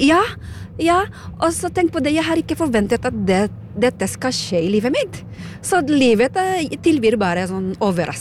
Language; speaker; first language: Norwegian; non-native, fluent; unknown